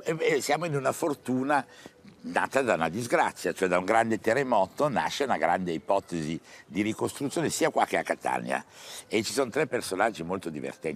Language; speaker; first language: Italian; native; Italian